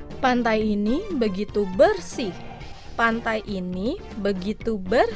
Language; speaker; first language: Indonesian; non-native, learner; Arabic